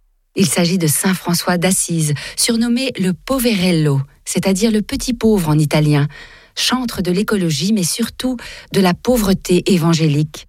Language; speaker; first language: French; native; French